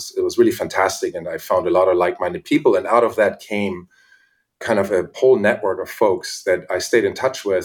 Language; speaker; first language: English; non-native, fluent; German